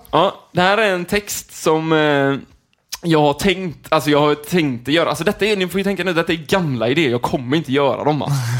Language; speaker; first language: Swedish; native; Swedish